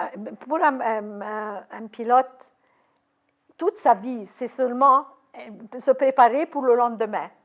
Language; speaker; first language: French; non-native, fluent; Arabic